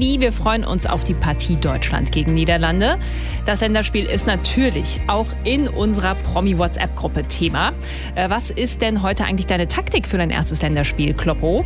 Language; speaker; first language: German; native; German